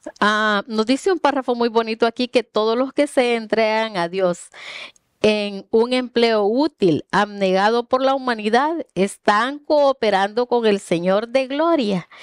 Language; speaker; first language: Spanish; native; Spanish